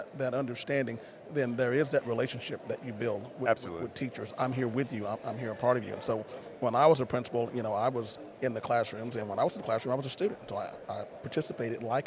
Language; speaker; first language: English; native; English